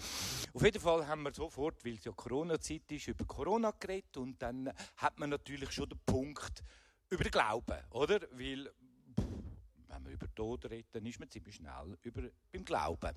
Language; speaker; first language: German; native; German